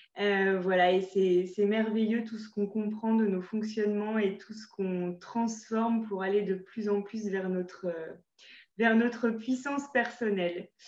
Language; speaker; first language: French; native; French